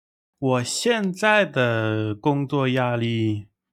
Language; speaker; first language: Chinese; non-native, learner; English